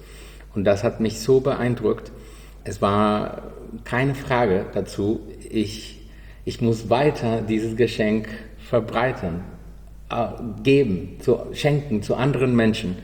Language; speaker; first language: German; non-native, learner; Spanish